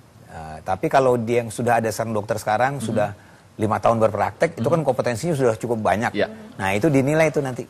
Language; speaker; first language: Indonesian; native; Indonesian